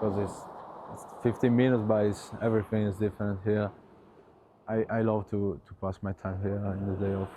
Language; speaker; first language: English; non-native, learner; Italian